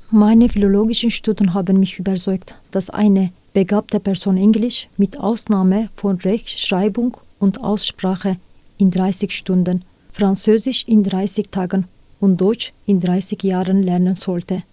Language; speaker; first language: German; non-native, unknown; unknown